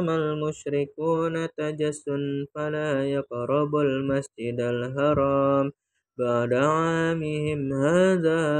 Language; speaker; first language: Arabic; non-native, fluent; Indonesian